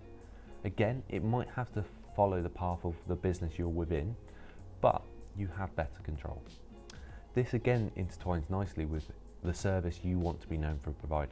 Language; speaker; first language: English; native; English